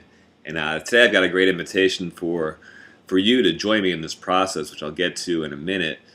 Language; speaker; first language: English; native; English